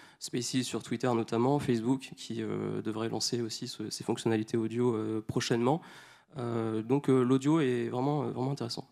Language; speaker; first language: French; native; French